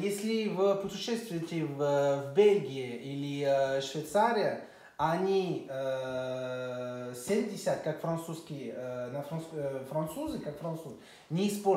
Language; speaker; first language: Russian; non-native, fluent; French